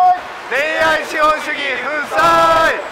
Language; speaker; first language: Japanese; native; Japanese